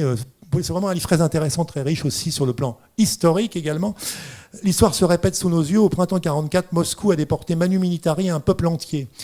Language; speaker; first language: French; native; French